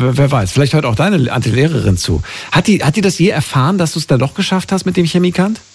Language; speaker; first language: German; native; German